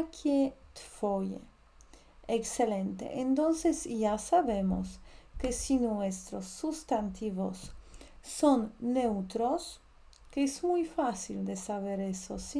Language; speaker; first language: Spanish; non-native, fluent; Polish